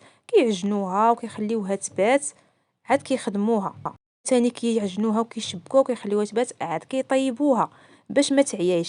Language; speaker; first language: Arabic; native; Arabic